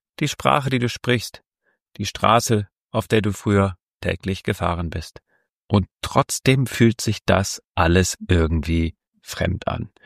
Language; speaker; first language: German; native; German